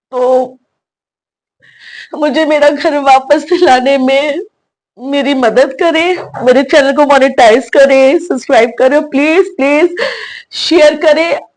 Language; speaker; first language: Urdu; native; Urdu